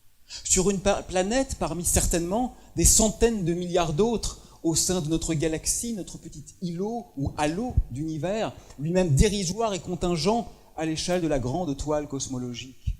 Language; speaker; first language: French; native; French